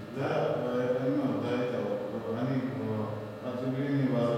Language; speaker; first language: Russian; non-native, learner; Bulgarian